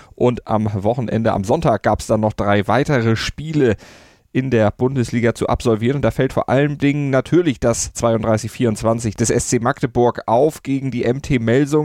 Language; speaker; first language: German; native; German